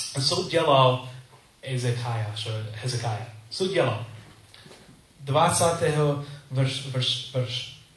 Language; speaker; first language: Czech; non-native, learner; English